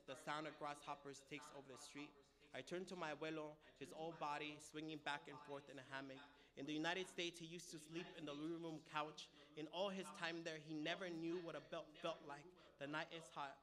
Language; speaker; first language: English; early bilingual, other home language; Spanish